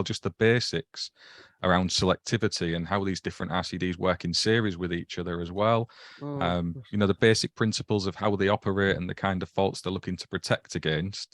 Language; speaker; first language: English; native; English